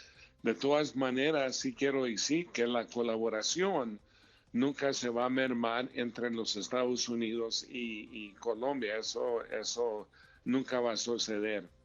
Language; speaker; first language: Spanish; early bilingual, heritage; Spanish